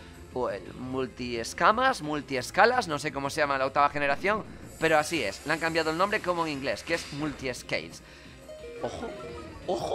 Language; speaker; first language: Spanish; native; Spanish